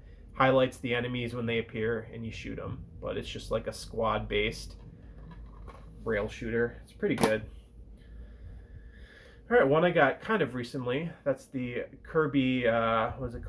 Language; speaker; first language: English; native; English